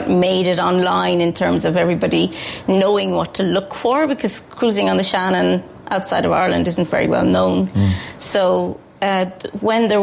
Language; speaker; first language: English; native; English